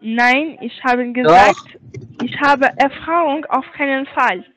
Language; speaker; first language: German; non-native, learner; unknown